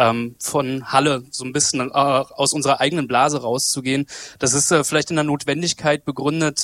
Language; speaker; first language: German; native; German